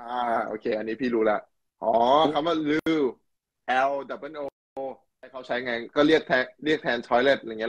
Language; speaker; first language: Thai; native; Thai